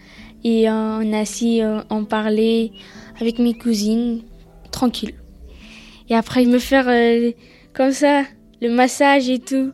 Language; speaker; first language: French; early bilingual, other home language; Pashto